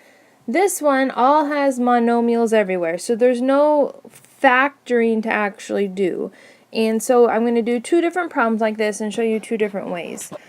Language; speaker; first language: English; native; English